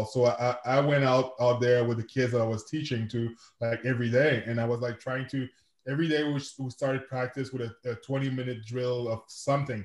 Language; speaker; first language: English; non-native, fluent; French